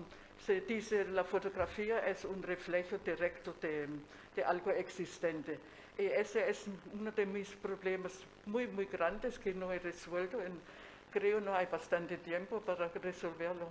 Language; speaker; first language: Spanish; non-native, fluent; German